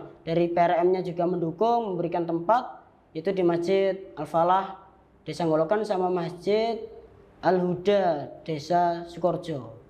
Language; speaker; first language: Indonesian; non-native, local second language; Javanese